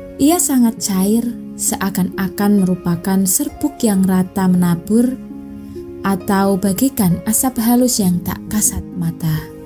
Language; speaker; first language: Indonesian; native; Indonesian